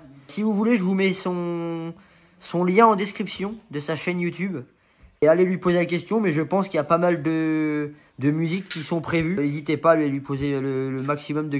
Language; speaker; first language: French; native; French